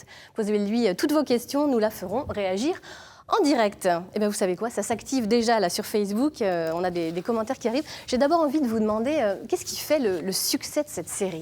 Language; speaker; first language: French; native; French